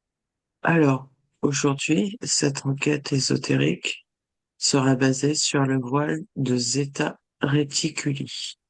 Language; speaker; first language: French; native; French